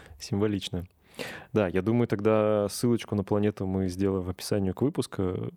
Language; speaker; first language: Russian; native; Russian